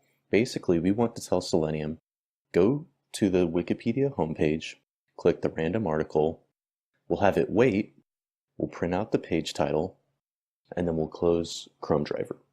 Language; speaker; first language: English; native; English